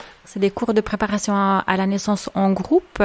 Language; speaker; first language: French; native; French